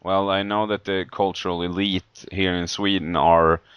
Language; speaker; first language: English; non-native, fluent; Swedish